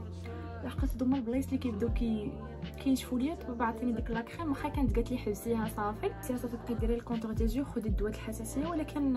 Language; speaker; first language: Arabic; native; Arabic